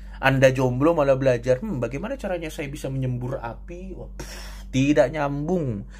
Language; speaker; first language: Indonesian; native; Indonesian